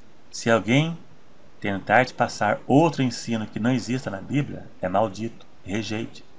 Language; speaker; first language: Portuguese; native; Portuguese